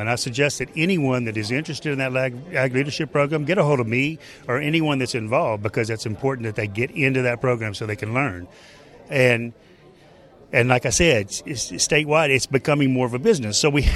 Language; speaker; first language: English; native; English